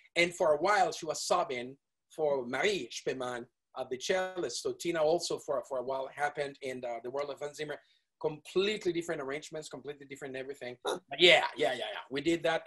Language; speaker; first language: English; non-native, fluent; Spanish